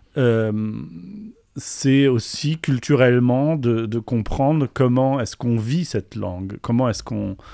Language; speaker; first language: French; non-native, local second language; Polish